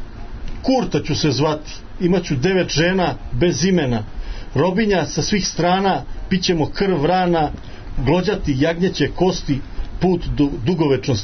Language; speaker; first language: Serbian; native; Serbian